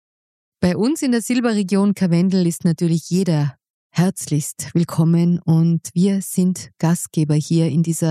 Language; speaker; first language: German; native; German